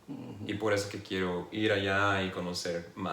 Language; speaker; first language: Spanish; non-native, fluent; English